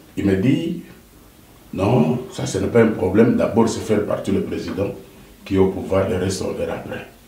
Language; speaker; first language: French; non-native, local second language; Lingala